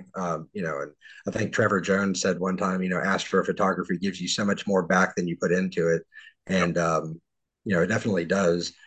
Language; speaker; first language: English; native; English